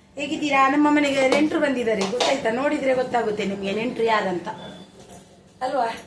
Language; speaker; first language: Kannada; non-native, local second language; Tulu